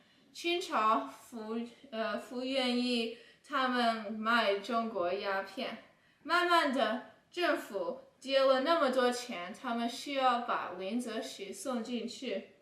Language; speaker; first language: Chinese; non-native, learner; English